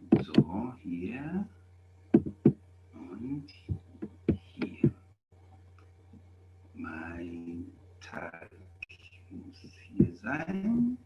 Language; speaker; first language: German; non-native, fluent; English